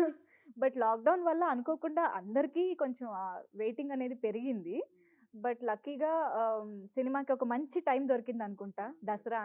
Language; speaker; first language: Telugu; native; Telugu